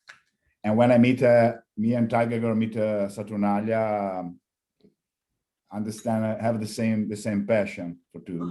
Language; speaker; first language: English; non-native, learner; Italian